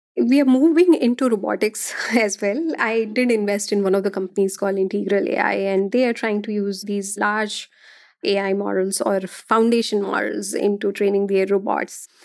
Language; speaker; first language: English; non-native, local second language; Hindi